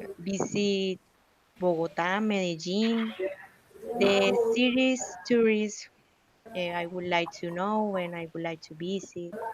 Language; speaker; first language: English; non-native, learner; Spanish